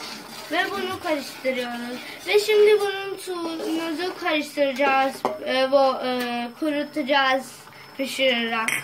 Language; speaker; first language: Turkish; non-native, fluent; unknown